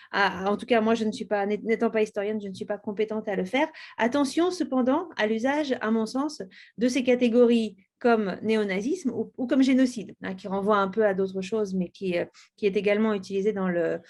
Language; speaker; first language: French; native; French